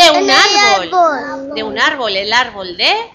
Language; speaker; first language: Spanish; native; Spanish